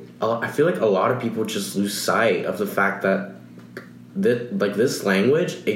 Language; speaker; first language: English; early bilingual, other home language; Spanish